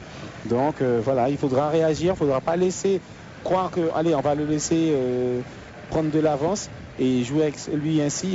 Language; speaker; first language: French; native; French